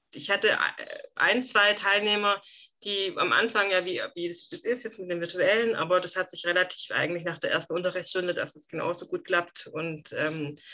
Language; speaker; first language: German; native; German